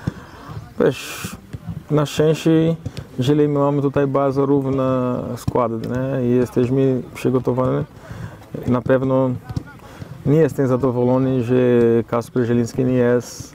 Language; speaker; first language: Polish; non-native, fluent; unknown